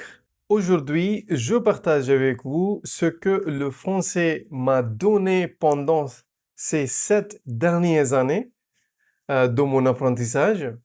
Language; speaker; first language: French; non-native, fluent; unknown